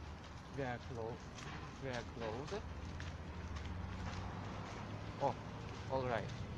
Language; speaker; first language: English; non-native, learner; Russian